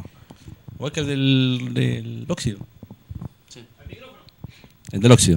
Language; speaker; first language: Spanish; native; Spanish